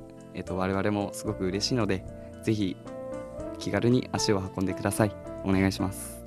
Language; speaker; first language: Japanese; native; Japanese